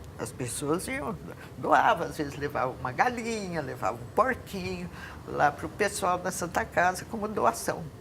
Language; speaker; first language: Portuguese; native; Portuguese